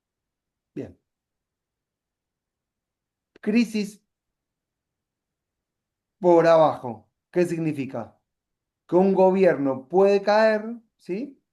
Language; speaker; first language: Spanish; native; Spanish